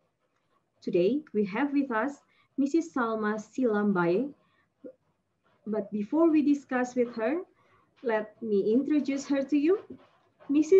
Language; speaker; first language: English; non-native, fluent; Indonesian